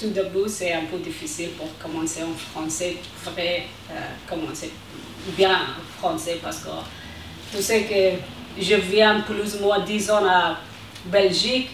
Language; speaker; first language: French; non-native, learner; Persian